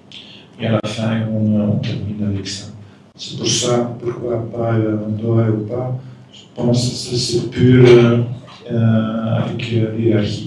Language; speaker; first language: French; non-native, fluent; Dutch